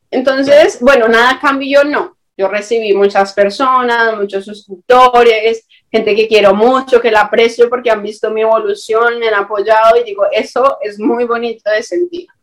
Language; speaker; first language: Spanish; native; Spanish